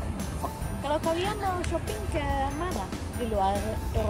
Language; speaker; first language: Indonesian; non-native, fluent; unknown